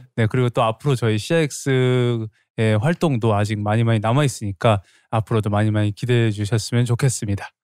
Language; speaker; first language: Korean; native; Korean